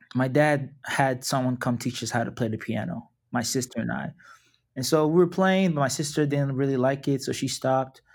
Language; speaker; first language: English; non-native, local second language; Yoruba